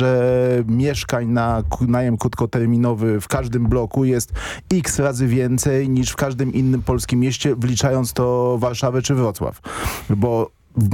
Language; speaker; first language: Polish; native; Polish